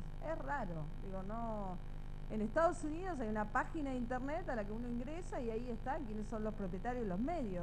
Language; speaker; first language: Spanish; native; Spanish